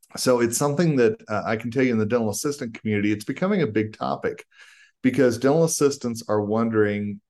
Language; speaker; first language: English; native; English